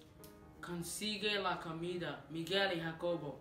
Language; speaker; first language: Spanish; non-native, learner; English